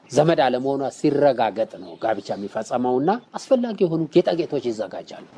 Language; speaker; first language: Amharic; non-native, local second language; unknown